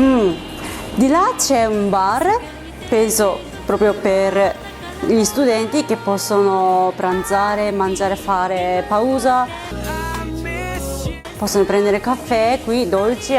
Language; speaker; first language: Italian; non-native, fluent; Japanese